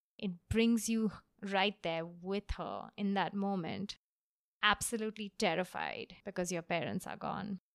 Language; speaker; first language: English; non-native, local second language; Hindi